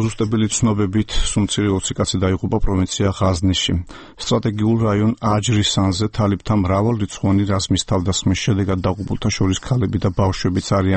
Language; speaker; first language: Georgian; native; Georgian